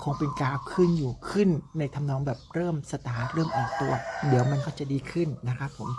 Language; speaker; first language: Thai; native; Thai